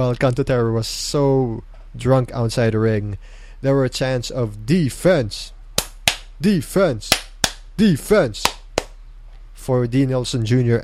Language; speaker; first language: English; non-native, local second language; Filipino